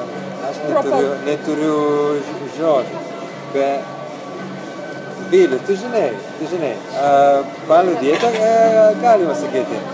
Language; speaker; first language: Lithuanian; non-native, learner; Italian